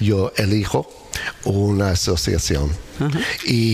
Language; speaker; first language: Spanish; non-native, learner; English